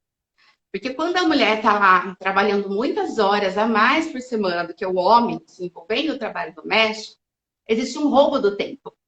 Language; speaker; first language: Portuguese; native; Portuguese